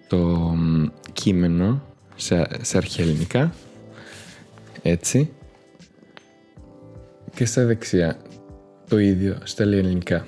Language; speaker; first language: Greek; non-native, fluent; Spanish